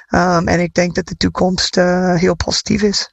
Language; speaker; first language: Dutch; non-native, fluent; English